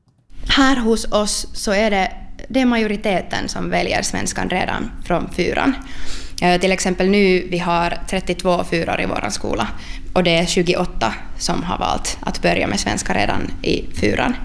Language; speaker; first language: Swedish; non-native, local second language; Finnish